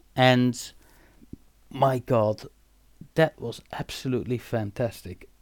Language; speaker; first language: English; non-native, fluent; Dutch